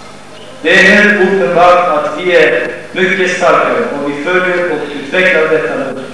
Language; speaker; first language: Swedish; non-native, fluent; Kurdish